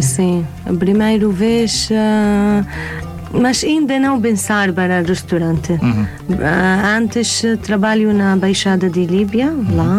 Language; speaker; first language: Portuguese; non-native, learner; Arabic